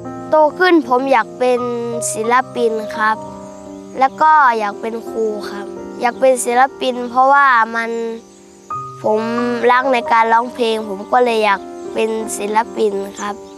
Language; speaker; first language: Thai; non-native, local second language; Northeastern Thai